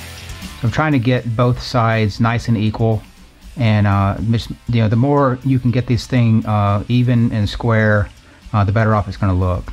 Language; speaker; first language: English; native; English